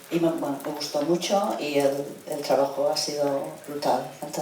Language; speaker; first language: Spanish; non-native, fluent; English